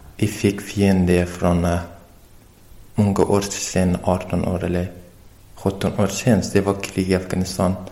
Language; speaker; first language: Swedish; non-native, learner; Persian